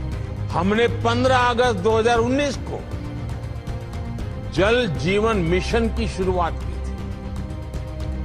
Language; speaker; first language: Hindi; non-native, local second language; Gujarati